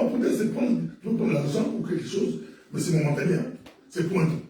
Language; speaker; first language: French; non-native, local second language; Lingala